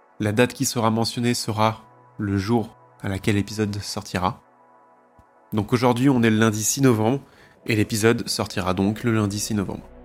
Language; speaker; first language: French; native; French